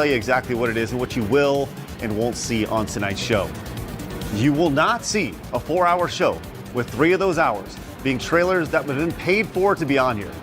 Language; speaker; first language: English; native; English